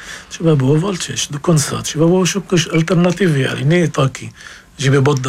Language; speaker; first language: Polish; non-native, fluent; Arabic